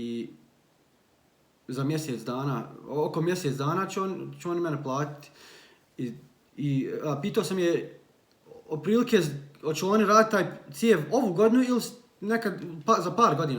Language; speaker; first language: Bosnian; early bilingual, heritage; Bosnian